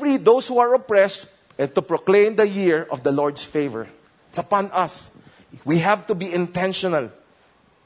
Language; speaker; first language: English; non-native, local second language; Filipino